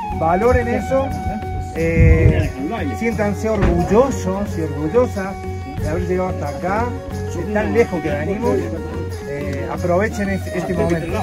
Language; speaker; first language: Spanish; native; Spanish